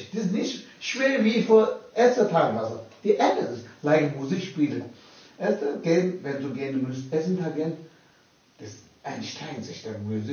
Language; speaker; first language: German; non-native, learner; Tibetan